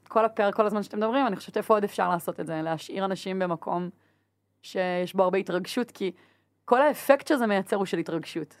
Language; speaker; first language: Hebrew; native; Hebrew